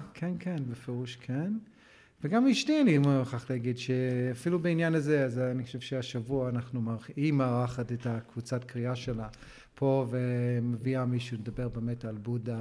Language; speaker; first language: Hebrew; non-native, fluent; English